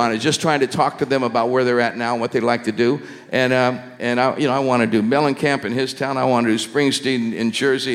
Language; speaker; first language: English; native; English